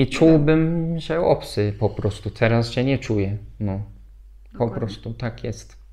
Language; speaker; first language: Polish; non-native, learner; Turkish